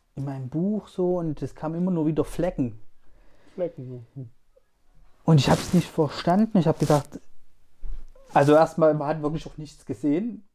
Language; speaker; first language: German; native; German